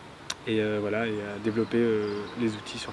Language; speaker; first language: French; native; French